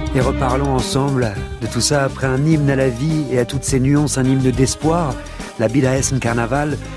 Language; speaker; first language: French; native; French